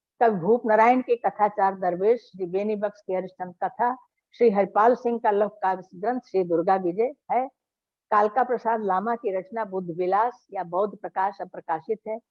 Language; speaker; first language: Hindi; native; Hindi